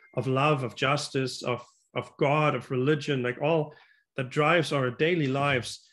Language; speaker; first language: English; non-native, fluent; German